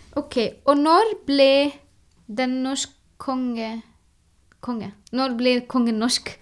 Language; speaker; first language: Norwegian; non-native, learner; Arabic